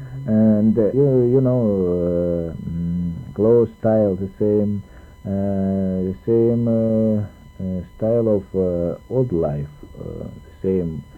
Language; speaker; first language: English; non-native, learner; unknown